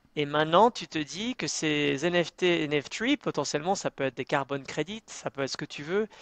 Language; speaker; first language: French; native; French